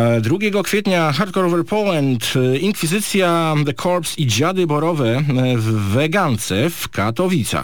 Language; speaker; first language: Polish; native; Polish